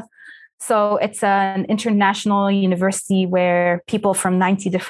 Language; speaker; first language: English; non-native, fluent; Arabic